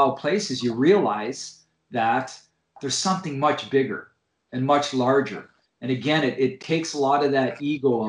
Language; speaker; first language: English; native; English